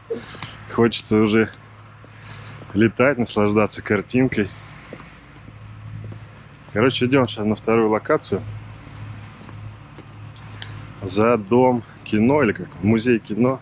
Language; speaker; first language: Russian; native; Russian